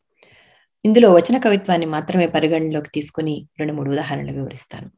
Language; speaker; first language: Telugu; native; Telugu